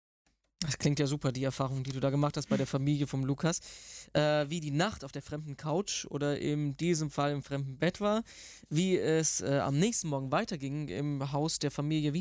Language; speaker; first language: German; native; German